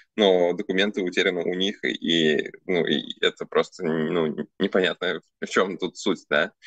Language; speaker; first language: Russian; early bilingual, other home language; Armenian